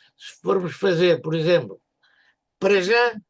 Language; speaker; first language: Portuguese; native; Portuguese